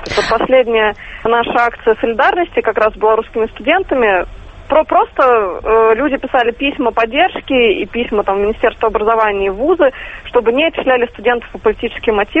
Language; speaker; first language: Russian; native; Russian